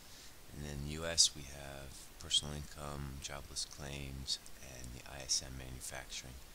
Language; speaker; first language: English; native; English